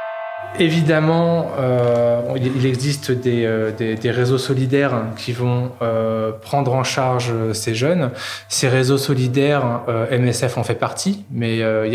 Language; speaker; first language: French; native; French